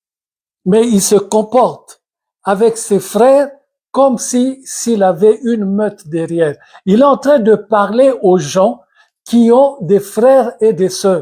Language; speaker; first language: French; non-native, local second language; Lingala